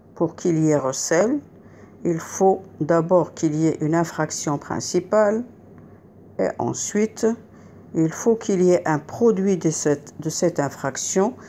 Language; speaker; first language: French; non-native, local second language; Arabic